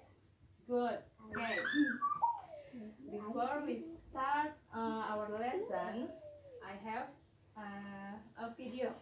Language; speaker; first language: English; non-native, learner; Indonesian